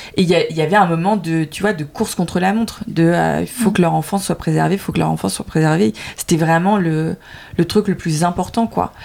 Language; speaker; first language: French; early bilingual, other home language; Vietnamese